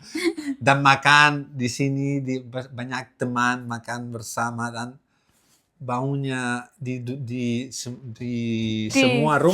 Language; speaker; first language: Indonesian; non-native, learner; Catalan